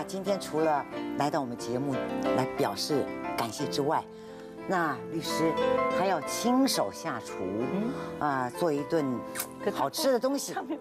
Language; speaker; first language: Chinese; native; Chinese